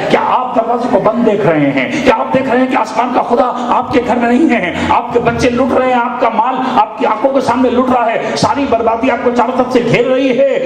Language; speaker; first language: Urdu; native; Urdu